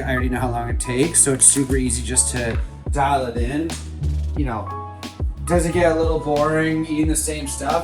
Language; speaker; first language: English; native; English